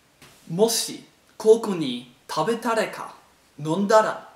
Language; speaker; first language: Japanese; non-native, learner; English